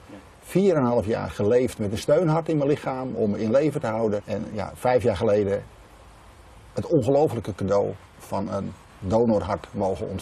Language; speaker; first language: Dutch; native; Dutch